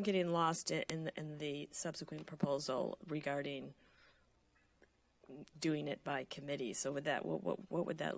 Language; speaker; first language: English; native; English